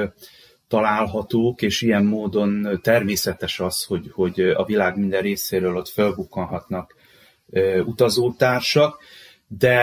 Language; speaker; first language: Hungarian; native; Hungarian